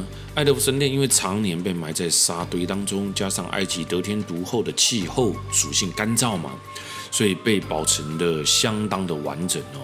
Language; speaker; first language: Chinese; native; Chinese